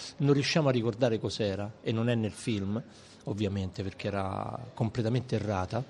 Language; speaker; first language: Italian; native; Italian